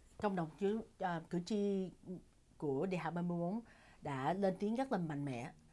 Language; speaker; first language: Vietnamese; early bilingual, heritage; Vietnamese